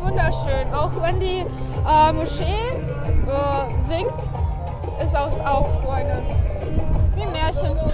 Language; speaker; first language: German; non-native, fluent; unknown